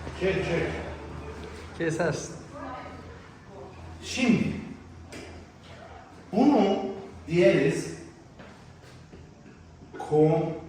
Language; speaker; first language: Turkish; non-native, learner; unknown